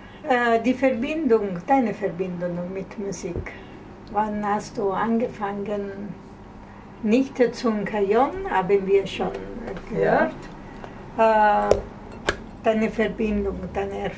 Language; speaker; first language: German; non-native, learner; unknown